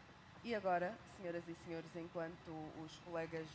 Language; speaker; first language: Portuguese; native; Portuguese